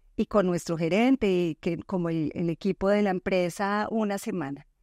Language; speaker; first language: Spanish; native; Spanish